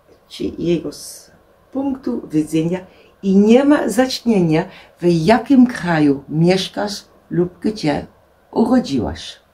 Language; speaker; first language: Polish; non-native, learner; Dutch